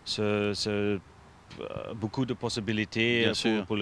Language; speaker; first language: French; non-native, learner; Norwegian